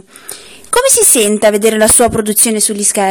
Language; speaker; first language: Italian; native; Italian